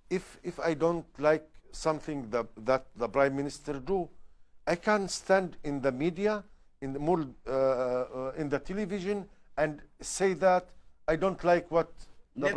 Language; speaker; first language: English; non-native, learner; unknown